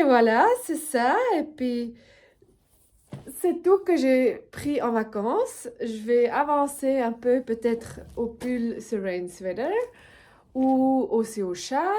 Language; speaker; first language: French; non-native, local second language; Swiss German